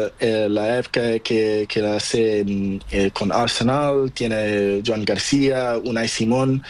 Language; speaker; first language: Spanish; non-native, learner; Portuguese